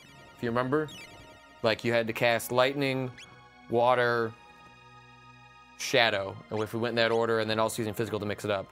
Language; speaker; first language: English; native; English